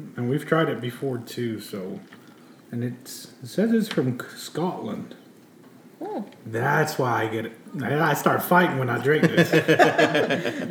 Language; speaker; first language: English; early bilingual, other home language; Spanish